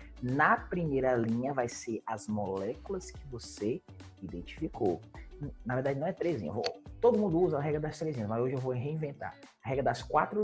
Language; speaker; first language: Portuguese; native; Portuguese